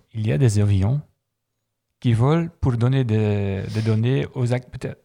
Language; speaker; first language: French; non-native, local second language; Dutch